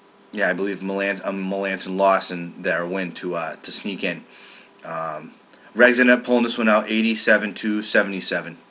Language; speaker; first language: English; native; English